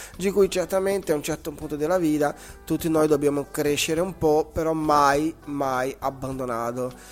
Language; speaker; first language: Italian; non-native, fluent; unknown